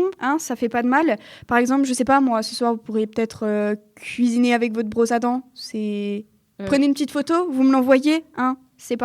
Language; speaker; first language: French; native; French